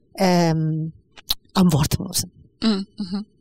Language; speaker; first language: German; non-native, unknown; Spanish